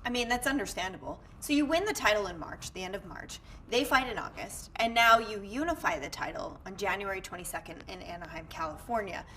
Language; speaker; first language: English; native; English